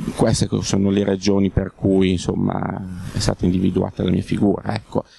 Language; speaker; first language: Italian; native; Italian